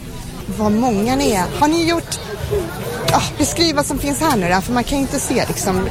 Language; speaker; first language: Swedish; native; Swedish